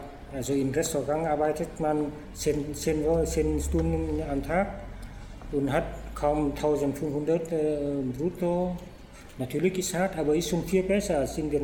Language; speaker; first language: German; non-native, fluent; Vietnamese